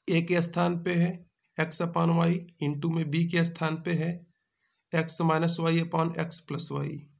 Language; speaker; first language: Hindi; native; Hindi